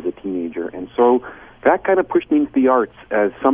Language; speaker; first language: English; native; English